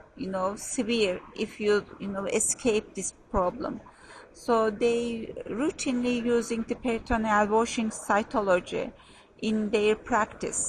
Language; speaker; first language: English; non-native, fluent; Turkish